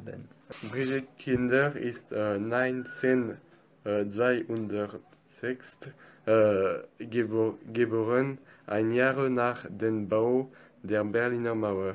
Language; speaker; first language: German; non-native, learner; French